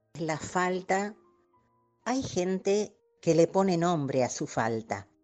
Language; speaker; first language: Spanish; native; Spanish